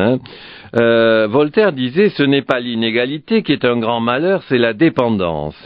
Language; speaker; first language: French; native; French